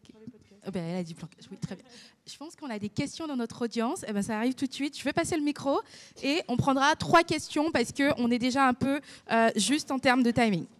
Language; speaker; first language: French; native; French